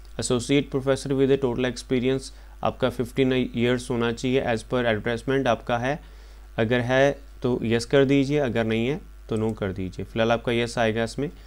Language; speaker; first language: Hindi; non-native, local second language; Punjabi